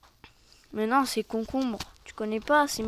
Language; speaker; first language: French; native; French